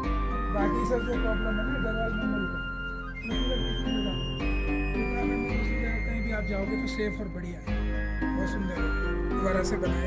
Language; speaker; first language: Hindi; non-native, local second language; Bangla